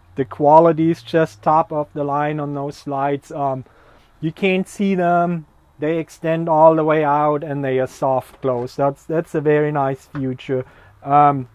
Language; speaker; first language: English; non-native, fluent; German